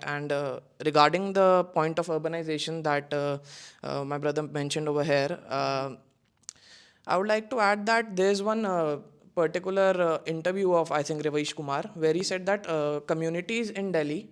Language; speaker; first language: English; non-native, local second language; Hindi